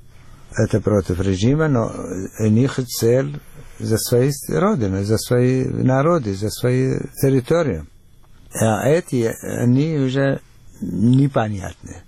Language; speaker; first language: Russian; non-native, fluent; Arabic